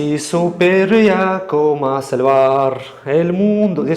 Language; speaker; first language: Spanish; non-native, fluent; Russian